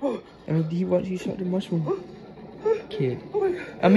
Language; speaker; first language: English; native; English